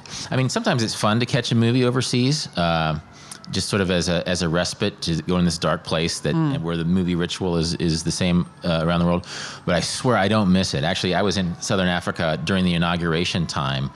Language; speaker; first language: English; native; English